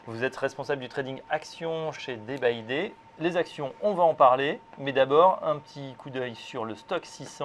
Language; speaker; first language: French; native; French